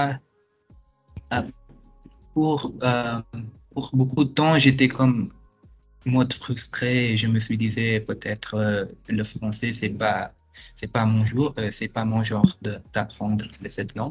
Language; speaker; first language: French; non-native, fluent; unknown